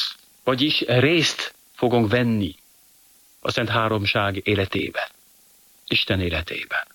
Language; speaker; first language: Hungarian; non-native, fluent; French